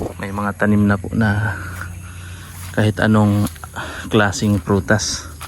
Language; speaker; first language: Filipino; non-native, local second language; Cebuano